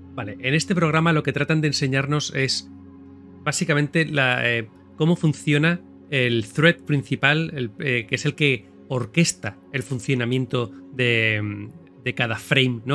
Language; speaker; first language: Spanish; native; Spanish